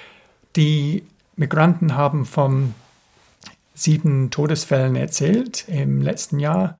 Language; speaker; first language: German; non-native, fluent; English